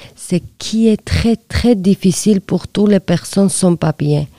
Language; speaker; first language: French; non-native, learner; Georgian